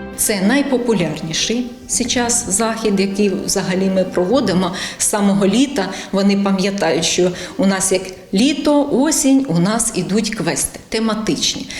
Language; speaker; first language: Ukrainian; native; Ukrainian